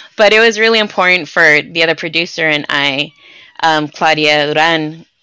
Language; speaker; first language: English; native; English